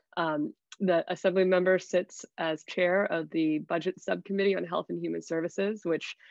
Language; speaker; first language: English; native; English